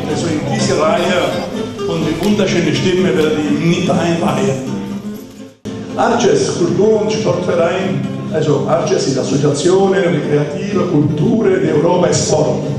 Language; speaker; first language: German; non-native, fluent; Italian